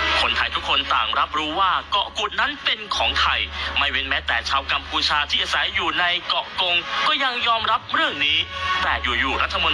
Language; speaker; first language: Thai; native; Thai